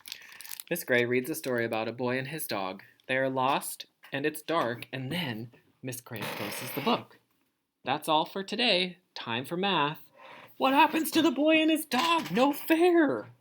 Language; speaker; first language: English; native; English